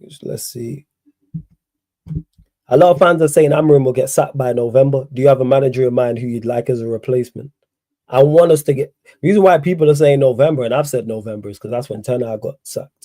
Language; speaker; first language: English; native; English